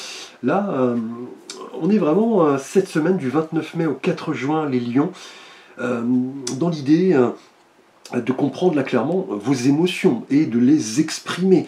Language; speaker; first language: French; native; French